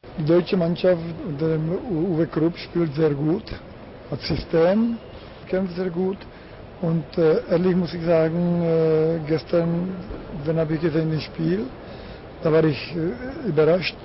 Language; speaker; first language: German; non-native, learner; Czech